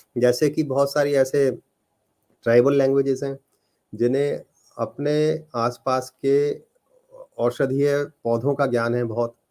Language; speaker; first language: Hindi; native; Hindi